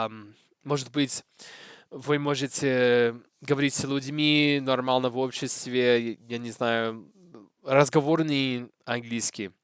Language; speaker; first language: Russian; non-native, learner; English